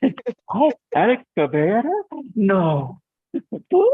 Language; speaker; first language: Spanish; non-native, learner; English